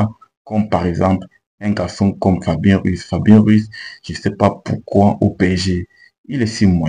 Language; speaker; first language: French; native; French